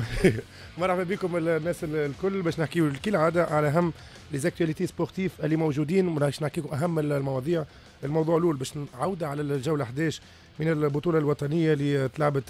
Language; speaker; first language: Arabic; native; Arabic